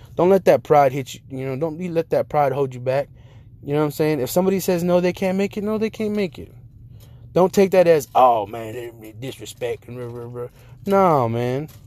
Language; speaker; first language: English; native; English